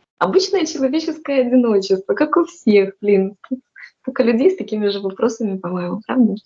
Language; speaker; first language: Russian; native; Russian